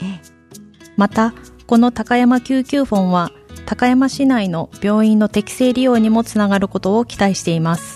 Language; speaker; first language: Japanese; native; Japanese